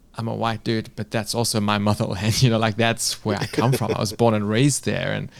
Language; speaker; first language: English; native; English